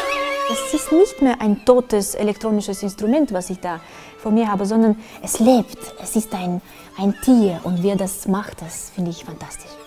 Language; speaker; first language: German; non-native, fluent; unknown